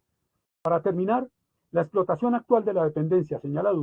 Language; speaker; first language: Spanish; native; Spanish